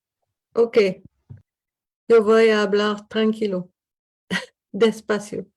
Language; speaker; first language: Spanish; non-native, learner; French